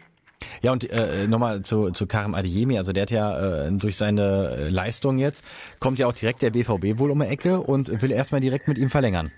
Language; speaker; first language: German; native; German